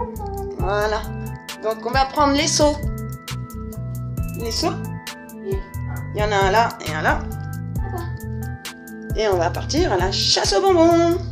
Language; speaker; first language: French; native; French